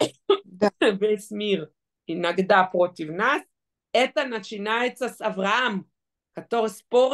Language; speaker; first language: Russian; non-native, fluent; Hebrew